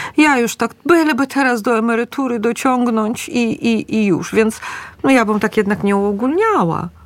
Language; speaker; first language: Polish; early bilingual, other home language; Russian